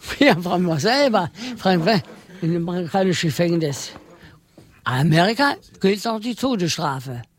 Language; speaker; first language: German; non-native, learner; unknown